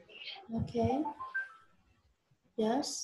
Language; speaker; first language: English; non-native, learner; Vietnamese